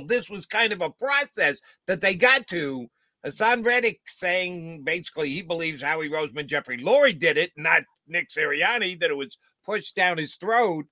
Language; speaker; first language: English; native; English